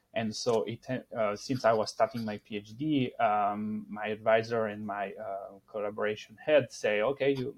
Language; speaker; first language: English; non-native, fluent; French